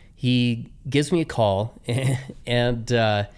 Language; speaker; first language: English; native; English